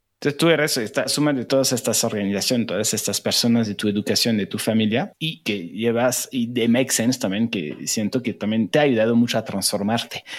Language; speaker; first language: Spanish; non-native, fluent; French